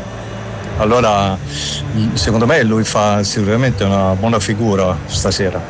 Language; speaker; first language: Italian; non-native, learner; German